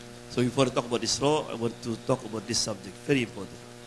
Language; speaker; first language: English; non-native, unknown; Indonesian